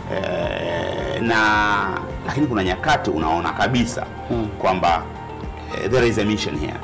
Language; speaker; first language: Swahili; native; Swahili